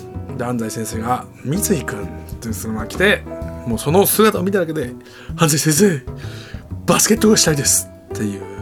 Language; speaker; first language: Japanese; native; Japanese